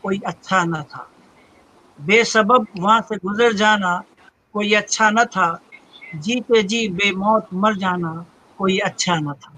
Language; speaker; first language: Urdu; native; Urdu